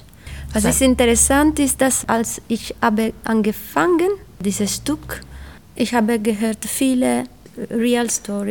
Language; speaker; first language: German; non-native, learner; Italian